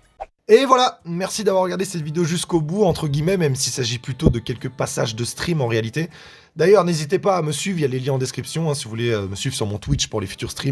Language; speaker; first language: French; native; French